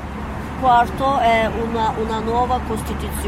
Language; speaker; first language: Italian; non-native, fluent; Turkish